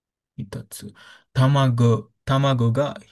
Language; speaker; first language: Japanese; non-native, learner; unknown